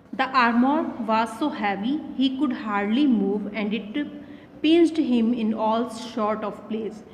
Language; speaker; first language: English; non-native, local second language; Hindi